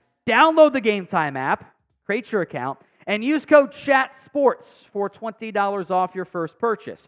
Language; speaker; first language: English; native; English